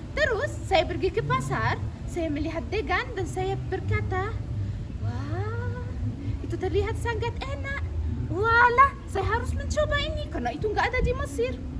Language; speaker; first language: Indonesian; non-native, fluent; Arabic